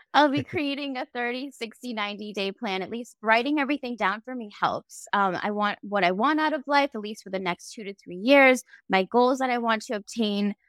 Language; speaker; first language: English; native; English